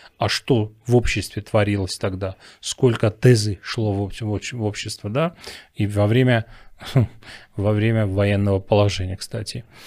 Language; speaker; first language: Russian; non-native, local second language; Armenian